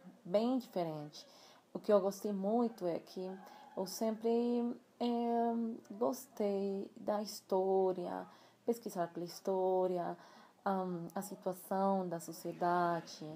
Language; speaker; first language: Portuguese; non-native, fluent; Spanish